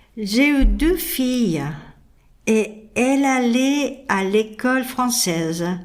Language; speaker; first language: French; non-native, fluent; Japanese